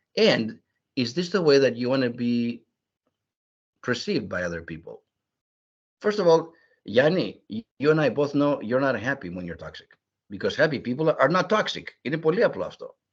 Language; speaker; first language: English; early bilingual, other home language; Greek